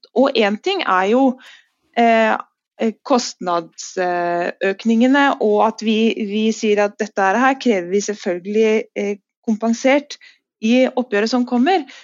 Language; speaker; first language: Norwegian; native; Norwegian